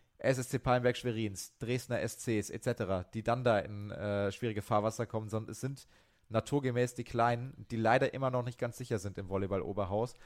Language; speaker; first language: German; native; German